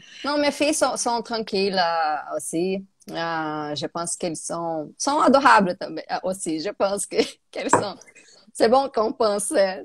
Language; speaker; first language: French; non-native, learner; Portuguese